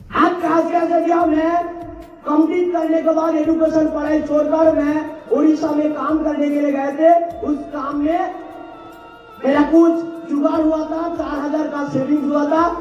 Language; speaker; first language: Hindi; non-native, local second language; Bangla